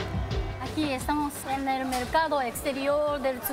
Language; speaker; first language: Spanish; non-native, learner; Japanese